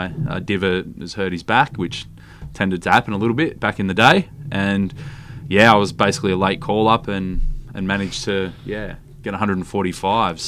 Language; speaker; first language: English; native; English